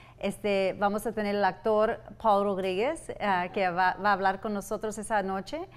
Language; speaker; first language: Spanish; early bilingual, heritage; Spanish